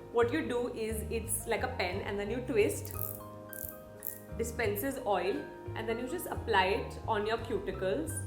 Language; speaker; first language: English; non-native, local second language; Hindi